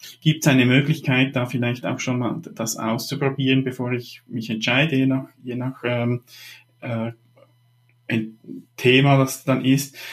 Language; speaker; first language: German; native; German